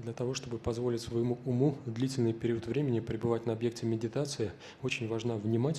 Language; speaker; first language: Russian; native; Russian